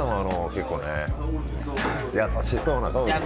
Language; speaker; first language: Japanese; native; Japanese